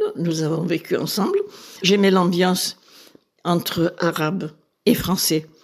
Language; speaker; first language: French; native; French